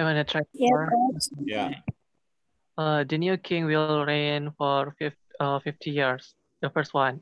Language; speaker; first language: English; non-native, learner; Indonesian